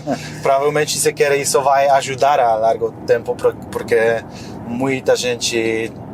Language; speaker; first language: Portuguese; non-native, fluent; Polish